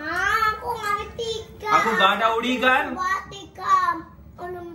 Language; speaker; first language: Indonesian; non-native, learner; Urdu